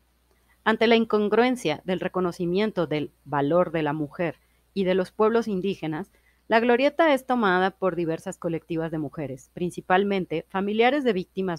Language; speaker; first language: Spanish; native; Spanish